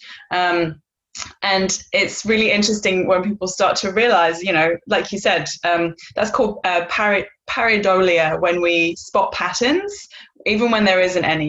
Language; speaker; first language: English; native; English